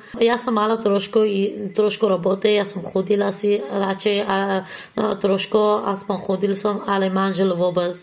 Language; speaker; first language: Slovak; non-native, learner; Persian